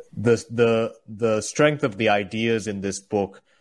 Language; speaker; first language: English; early bilingual, other home language; Korean